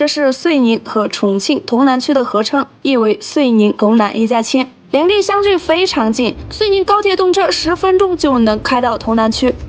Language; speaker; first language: Chinese; non-native, local second language; Tibetan